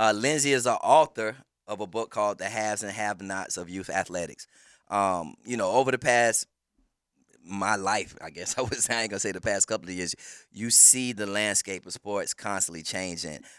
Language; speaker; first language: English; native; English